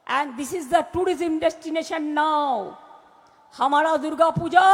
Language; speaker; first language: Hindi; non-native, local second language; Bangla